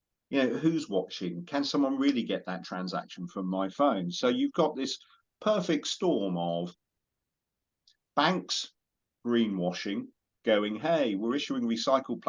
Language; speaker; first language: English; native; English